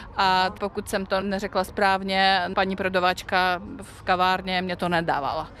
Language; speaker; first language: Czech; non-native, fluent; Russian